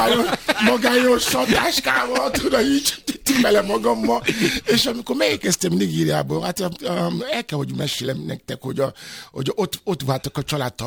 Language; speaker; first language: Hungarian; non-native, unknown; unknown